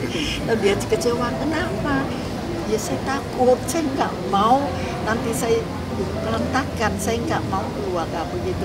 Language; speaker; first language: Indonesian; non-native, fluent; Vietnamese